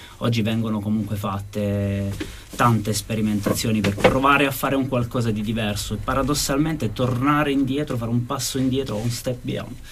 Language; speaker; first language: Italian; native; Italian